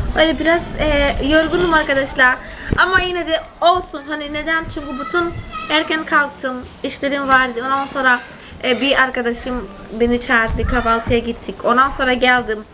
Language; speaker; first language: Turkish; non-native, fluent; Portuguese